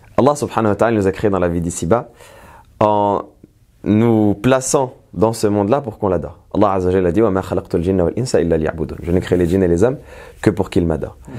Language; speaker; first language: French; native; French